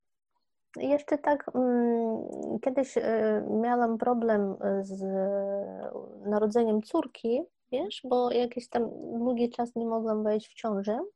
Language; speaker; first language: Polish; non-native, fluent; Ukrainian